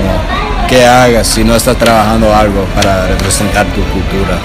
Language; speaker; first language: Spanish; non-native, learner; English